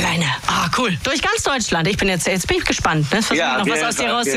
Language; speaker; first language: German; native; German